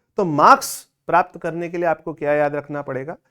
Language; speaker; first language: Hindi; non-native, local second language; Gujarati